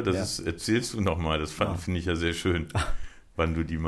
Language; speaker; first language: German; native; German